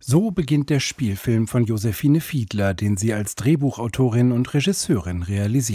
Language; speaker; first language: German; native; German